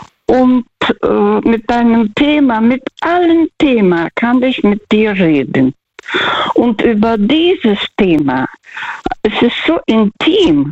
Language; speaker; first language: German; early bilingual, heritage; Russian